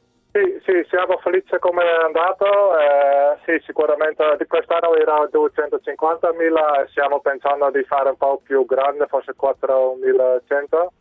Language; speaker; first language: Italian; non-native, learner; Dutch